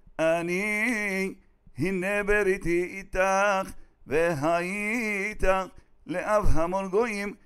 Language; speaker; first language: Hebrew; native; Hebrew